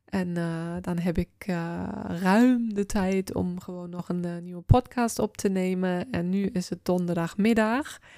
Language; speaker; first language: Dutch; non-native, fluent; German